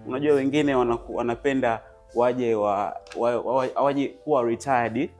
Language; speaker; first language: Swahili; native; Swahili